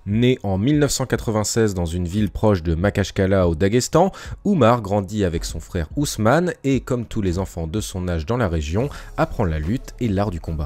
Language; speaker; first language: French; native; French